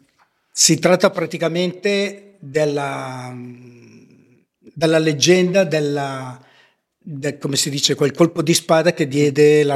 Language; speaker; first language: Italian; native; Italian